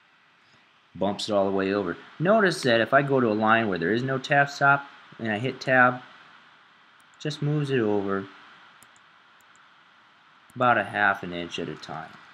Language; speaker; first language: English; native; English